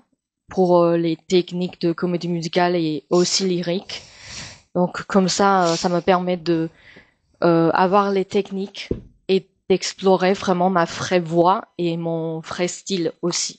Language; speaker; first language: French; non-native, fluent; Chinese